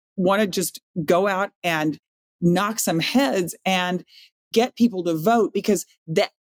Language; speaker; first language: English; native; English